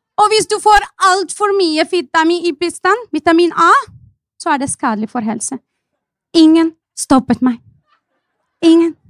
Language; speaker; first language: Norwegian; non-native, fluent; Arabic